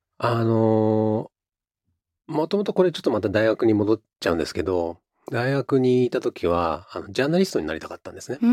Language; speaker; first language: Japanese; native; Japanese